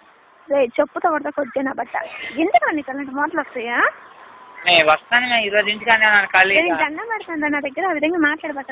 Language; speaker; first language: Telugu; native; Telugu